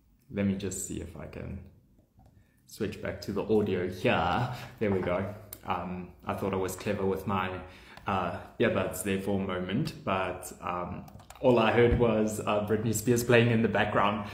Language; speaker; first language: English; non-native, local second language; Afrikaans